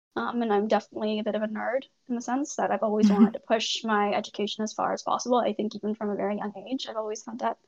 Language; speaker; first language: English; native; English